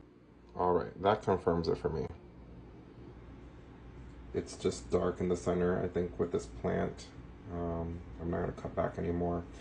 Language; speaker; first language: English; native; English